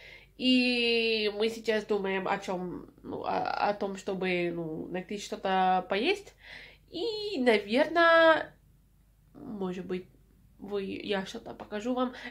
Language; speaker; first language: Russian; non-native, fluent; English